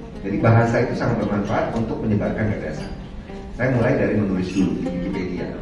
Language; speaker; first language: Indonesian; non-native, local second language; Minangkabau